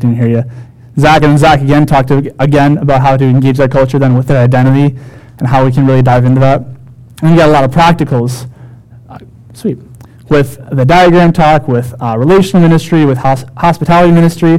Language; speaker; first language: English; native; English